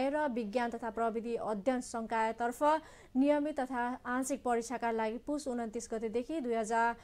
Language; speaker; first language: Nepali; non-native, local second language; Maithili